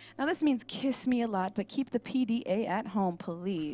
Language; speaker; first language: English; native; English